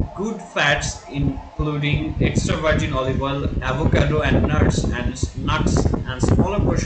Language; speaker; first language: English; non-native, local second language; Bangla